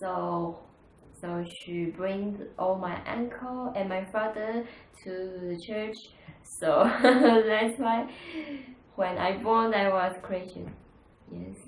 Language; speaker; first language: English; non-native, learner; Chinese